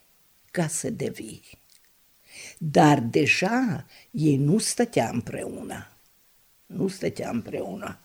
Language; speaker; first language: Romanian; non-native, local second language; Hungarian